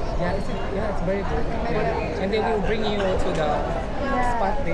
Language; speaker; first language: English; non-native, learner; Filipino